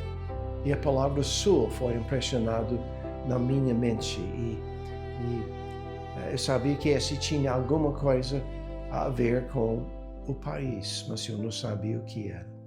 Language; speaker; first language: Portuguese; non-native, fluent; English